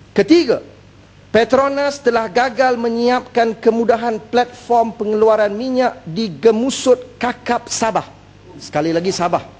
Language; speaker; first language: Malay; native; Malay